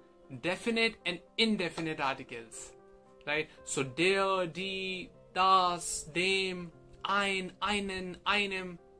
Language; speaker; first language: German; non-native, fluent; Hindi